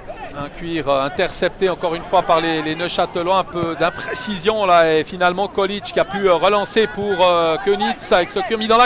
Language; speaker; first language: French; native; French